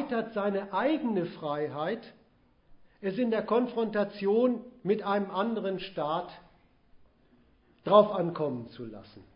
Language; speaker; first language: German; native; German